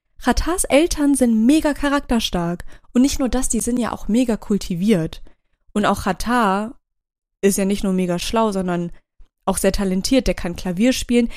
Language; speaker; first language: German; early bilingual, other home language; Turkish